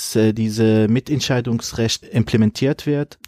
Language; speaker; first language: German; non-native, fluent; Arabic